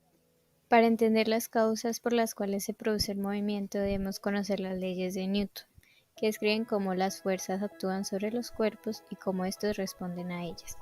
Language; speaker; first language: Spanish; native; Spanish